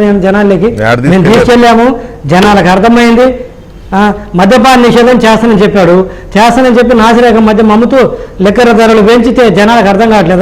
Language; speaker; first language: Telugu; native; Telugu